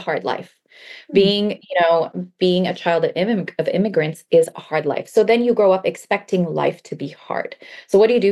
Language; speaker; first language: English; early bilingual, other home language; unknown